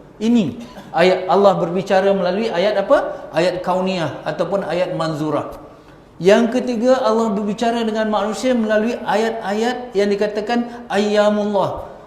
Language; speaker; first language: Malay; native; Malay